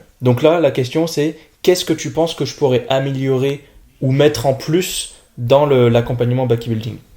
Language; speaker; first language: French; native; French